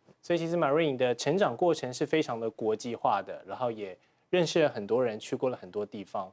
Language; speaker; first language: Chinese; native; Chinese